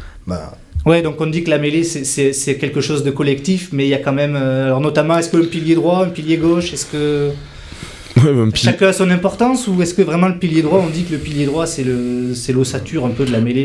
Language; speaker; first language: French; native; French